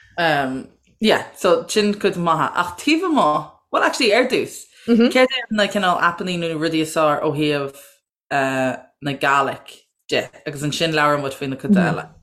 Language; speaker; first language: Irish; non-native, local second language; English